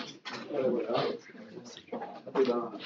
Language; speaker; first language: French; native; French